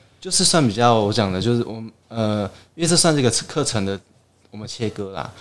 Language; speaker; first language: Chinese; native; Chinese